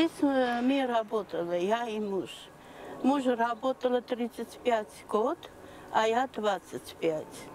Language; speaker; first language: Russian; non-native, learner; Armenian